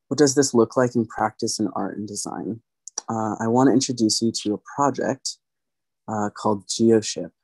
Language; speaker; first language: English; native; English